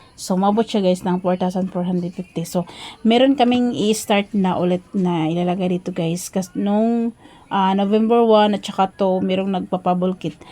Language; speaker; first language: Filipino; non-native, local second language; Cebuano